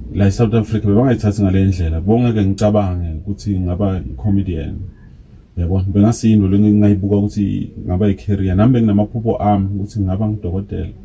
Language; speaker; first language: Zulu; non-native, local second language; Swati